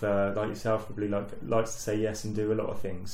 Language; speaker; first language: English; native; English